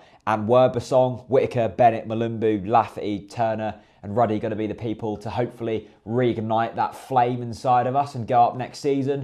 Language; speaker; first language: English; native; English